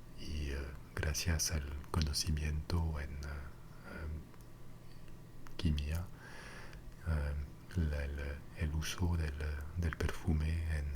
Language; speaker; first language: Spanish; non-native, fluent; French